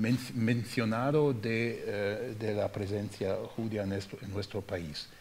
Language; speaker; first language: Spanish; non-native, fluent; German